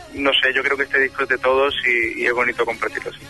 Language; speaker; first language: Spanish; native; Spanish